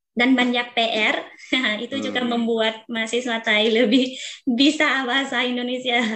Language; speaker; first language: Indonesian; non-native, fluent; Thai